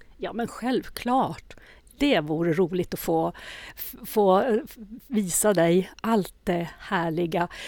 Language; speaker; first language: Swedish; native; Swedish